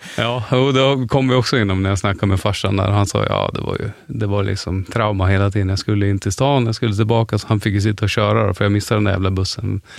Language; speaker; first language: Swedish; native; Swedish